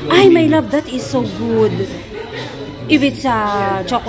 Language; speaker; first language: English; non-native, local second language; Filipino